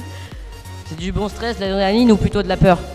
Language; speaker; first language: French; native; French